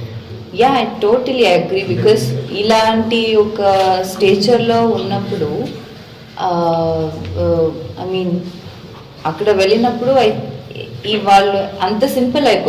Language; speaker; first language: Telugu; non-native, local second language; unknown